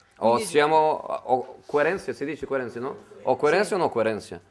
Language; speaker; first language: Italian; non-native, fluent; Portuguese